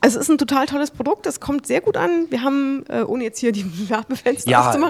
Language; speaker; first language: German; native; German